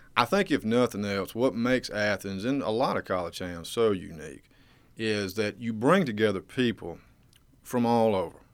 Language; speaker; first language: English; native; English